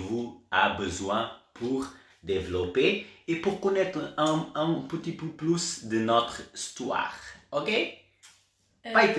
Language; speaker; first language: French; non-native, learner; Portuguese